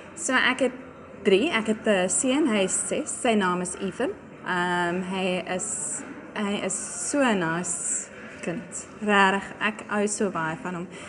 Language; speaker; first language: Afrikaans; non-native, local second language; English